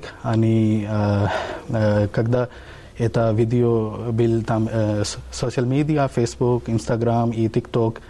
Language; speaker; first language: Russian; non-native, learner; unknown